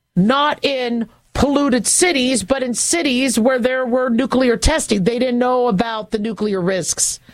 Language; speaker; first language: English; native; English